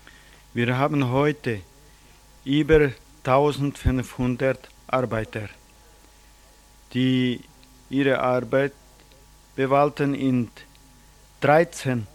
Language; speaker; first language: German; early bilingual, heritage; German